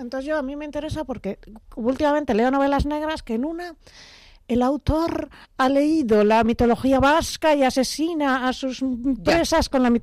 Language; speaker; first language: Spanish; native; Spanish